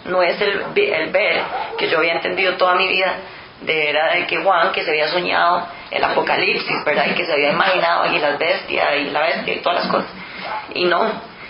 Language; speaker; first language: Spanish; native; Spanish